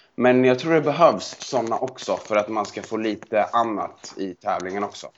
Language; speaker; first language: Swedish; native; Swedish